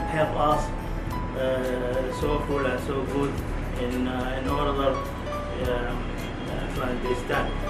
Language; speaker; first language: English; non-native, learner; Arabic